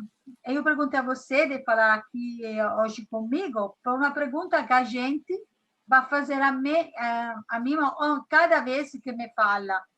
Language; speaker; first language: Portuguese; non-native, learner; Italian